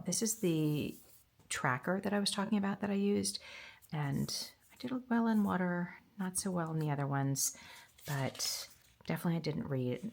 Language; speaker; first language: English; native; English